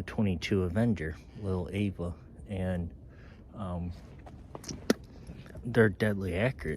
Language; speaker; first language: English; native; English